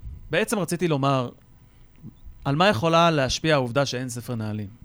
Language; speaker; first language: Hebrew; native; Hebrew